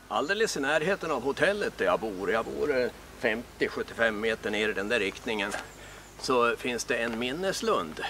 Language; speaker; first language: Swedish; native; Swedish